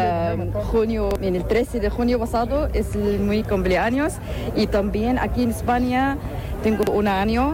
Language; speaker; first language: Spanish; non-native, learner; Arabic